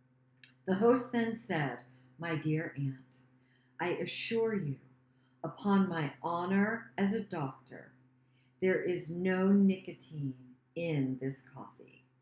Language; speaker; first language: English; native; English